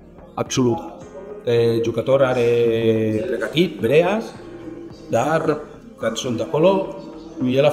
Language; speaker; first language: Romanian; non-native, learner; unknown